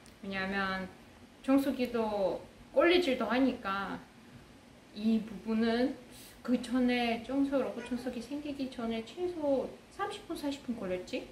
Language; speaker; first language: Korean; non-native, fluent; Russian